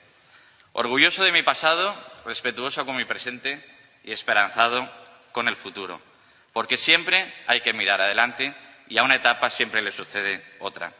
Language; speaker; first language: Spanish; native; Spanish